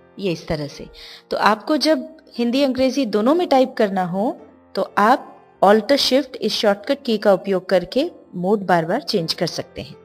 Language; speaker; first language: Hindi; native; Hindi